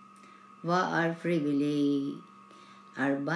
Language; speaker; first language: Norwegian; non-native, learner; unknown